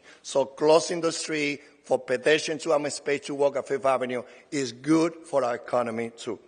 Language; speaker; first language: English; non-native, fluent; Spanish